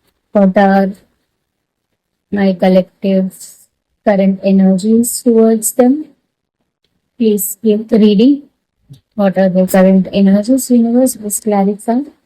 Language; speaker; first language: English; non-native, local second language; Telugu